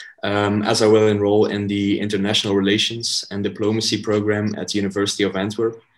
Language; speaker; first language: English; non-native, fluent; Dutch